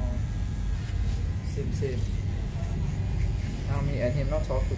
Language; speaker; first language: English; non-native, learner; Thai